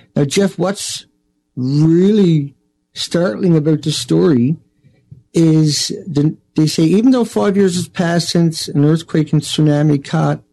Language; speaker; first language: English; native; English